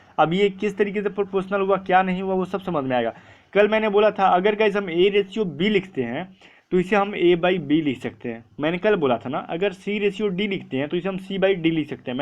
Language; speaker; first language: Hindi; native; Hindi